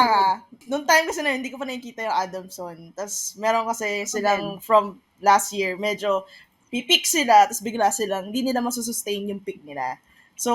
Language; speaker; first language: Filipino; native; Filipino